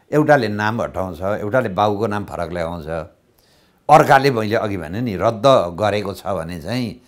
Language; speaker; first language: Nepali; native; Nepali